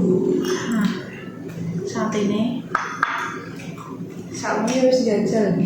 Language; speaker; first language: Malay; non-native, local second language; Javanese